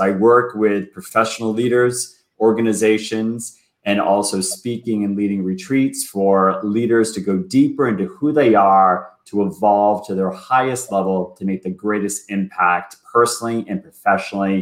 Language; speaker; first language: English; native; English